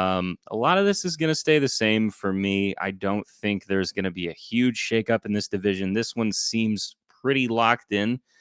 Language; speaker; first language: English; native; English